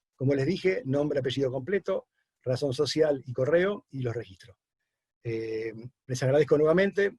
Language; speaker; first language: Spanish; native; Spanish